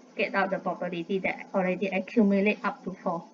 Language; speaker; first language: English; non-native, local second language; Malay